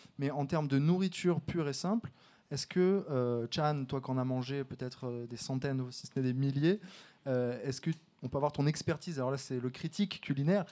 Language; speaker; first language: French; native; French